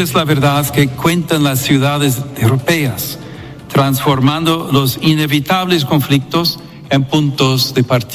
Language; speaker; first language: Spanish; non-native, fluent; English